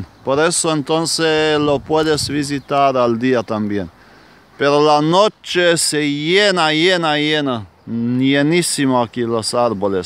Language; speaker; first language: Spanish; non-native, fluent; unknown